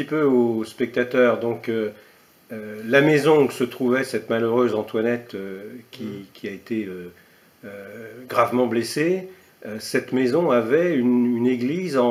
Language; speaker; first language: French; native; French